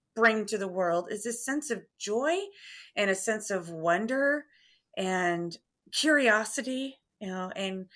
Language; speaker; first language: English; native; English